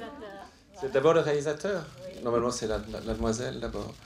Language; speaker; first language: French; native; French